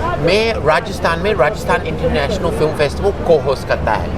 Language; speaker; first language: Hindi; non-native, learner; English